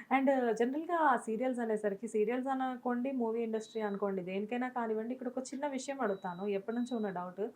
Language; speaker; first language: Telugu; native; Telugu